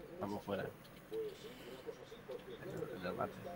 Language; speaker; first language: Spanish; native; Spanish